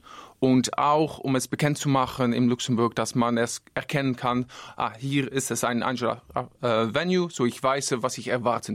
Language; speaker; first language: German; non-native, learner; Dutch